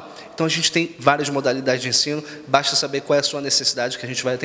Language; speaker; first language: Portuguese; native; Portuguese